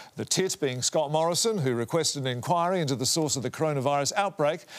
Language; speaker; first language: English; native; English